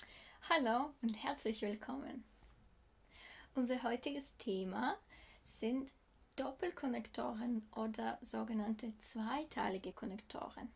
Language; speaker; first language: German; non-native, fluent; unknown